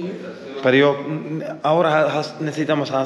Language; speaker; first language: Spanish; non-native, learner; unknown